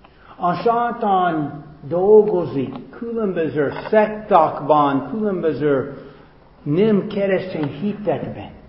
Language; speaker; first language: Hungarian; non-native, fluent; English